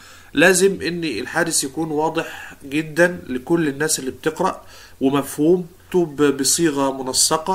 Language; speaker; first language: Arabic; native; Arabic